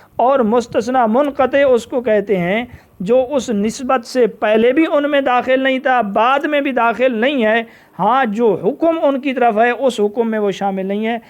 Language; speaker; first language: Urdu; non-native, local second language; Punjabi